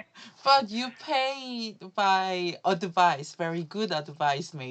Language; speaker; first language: English; non-native, learner; Korean